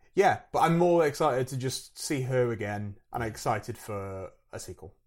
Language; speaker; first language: English; native; English